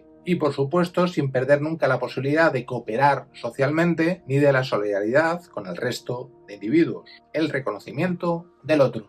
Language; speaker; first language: Spanish; native; Spanish